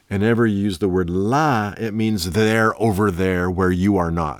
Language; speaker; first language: English; native; English